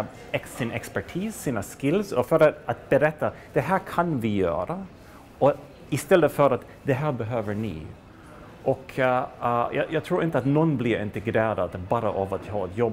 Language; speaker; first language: Swedish; non-native, fluent; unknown